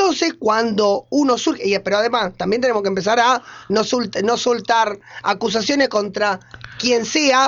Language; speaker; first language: Spanish; native; Spanish